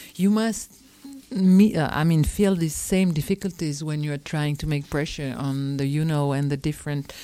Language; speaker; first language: English; non-native, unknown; French